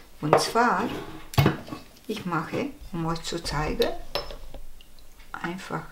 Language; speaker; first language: German; non-native, fluent; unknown